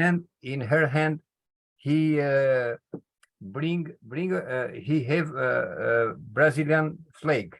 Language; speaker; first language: English; non-native, learner; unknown